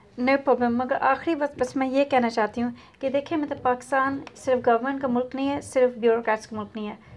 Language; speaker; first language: Urdu; native; Urdu